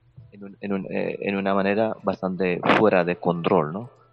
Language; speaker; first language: Spanish; non-native, fluent; Malayalam